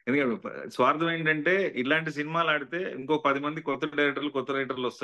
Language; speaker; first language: Telugu; native; Telugu